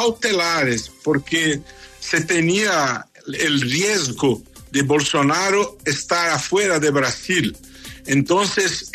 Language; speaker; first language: Spanish; non-native, fluent; Portuguese